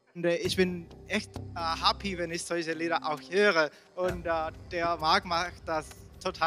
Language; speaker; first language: German; non-native, fluent; Spanish